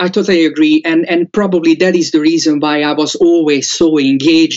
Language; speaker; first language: English; non-native, fluent; Hungarian